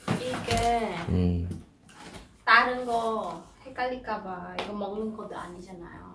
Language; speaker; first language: Korean; non-native, fluent; Khmer